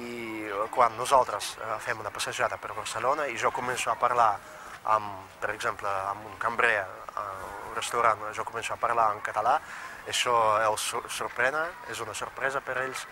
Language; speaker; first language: Catalan; non-native, fluent; Russian